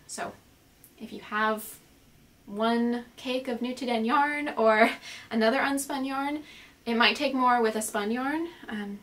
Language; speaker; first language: English; native; English